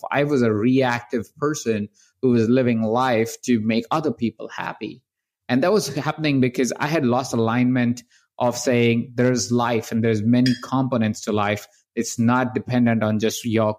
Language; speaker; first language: English; non-native, local second language; Hindi